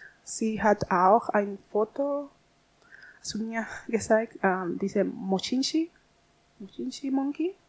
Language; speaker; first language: German; non-native, learner; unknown